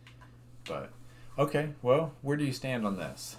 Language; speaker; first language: English; native; English